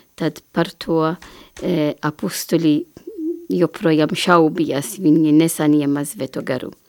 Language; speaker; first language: Latvian; non-native, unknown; Italian